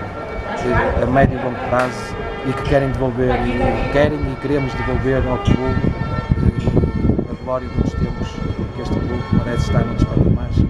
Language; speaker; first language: Portuguese; native; Portuguese